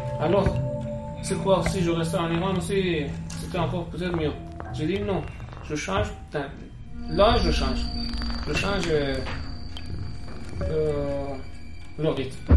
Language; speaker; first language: French; non-native, learner; Persian